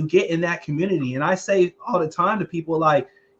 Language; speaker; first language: English; native; English